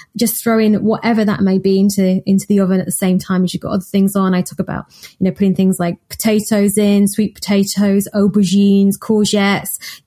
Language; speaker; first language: English; native; English